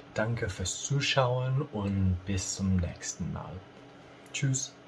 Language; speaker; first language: German; non-native, learner; English